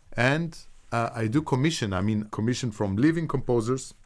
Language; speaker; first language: English; non-native, fluent; Hebrew